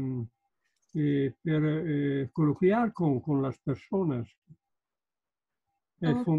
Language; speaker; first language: Spanish; non-native, learner; Italian